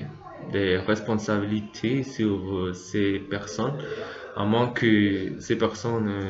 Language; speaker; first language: French; non-native, learner; Spanish